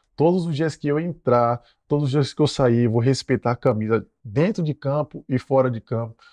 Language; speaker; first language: Portuguese; native; Portuguese